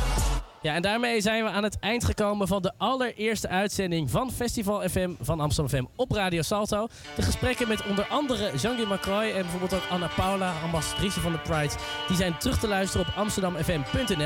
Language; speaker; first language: Dutch; native; Dutch